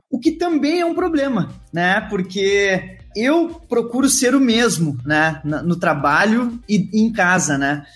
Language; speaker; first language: Portuguese; native; Portuguese